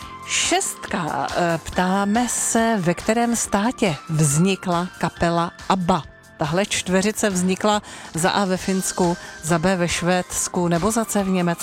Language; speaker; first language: Czech; native; Czech